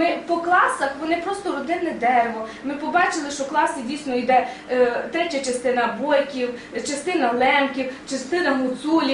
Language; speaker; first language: Ukrainian; native; Ukrainian